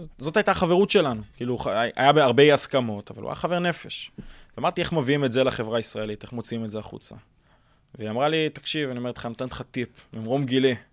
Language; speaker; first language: Hebrew; early bilingual, other home language; English